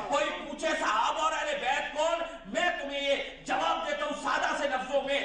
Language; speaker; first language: Urdu; non-native, local second language; Pashto